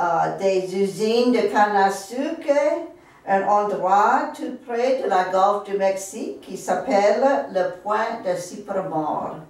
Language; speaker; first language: French; non-native, local second language; English